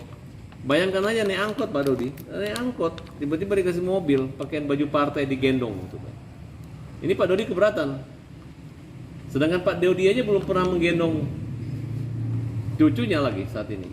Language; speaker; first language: Indonesian; native; Indonesian